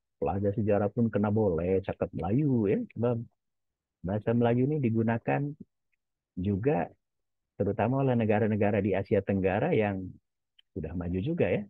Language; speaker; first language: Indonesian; non-native, local second language; Javanese